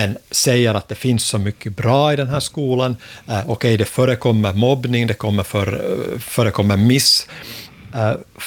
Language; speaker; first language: Swedish; native; Swedish